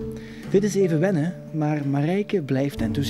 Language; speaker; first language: Dutch; native; Dutch